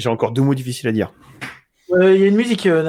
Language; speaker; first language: French; native; French